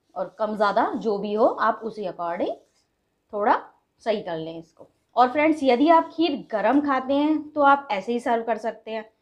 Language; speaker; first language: Hindi; native; Hindi